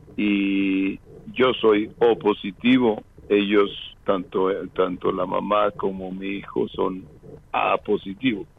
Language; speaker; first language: Spanish; native; Spanish